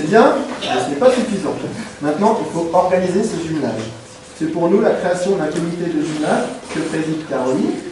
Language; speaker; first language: French; native; French